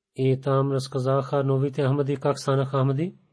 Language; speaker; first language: Bulgarian; non-native, learner; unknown